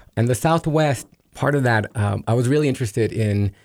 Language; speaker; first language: English; early bilingual, other home language; Spanish